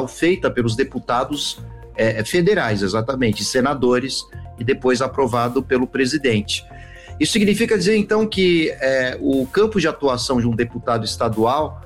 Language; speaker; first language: Portuguese; native; Portuguese